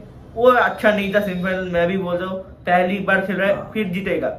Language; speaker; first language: Hindi; non-native, local second language; Bangla